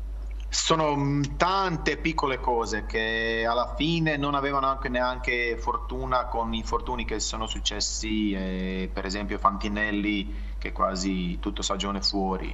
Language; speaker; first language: Italian; non-native, fluent; Croatian